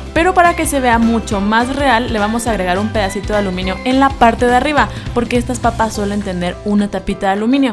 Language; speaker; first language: Spanish; native; Spanish